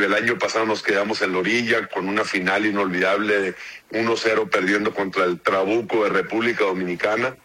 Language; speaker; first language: Spanish; native; Spanish